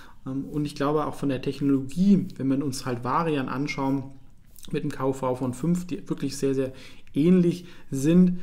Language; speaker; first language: German; native; German